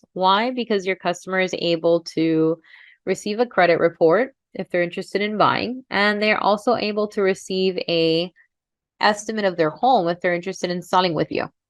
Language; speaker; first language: English; native; English